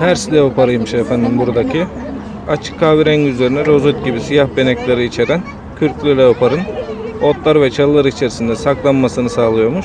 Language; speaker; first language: Turkish; native; Turkish